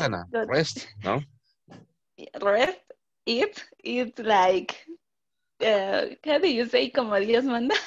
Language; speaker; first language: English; non-native, learner; Spanish